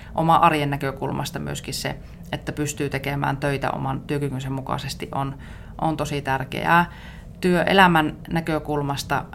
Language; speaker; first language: Finnish; native; Finnish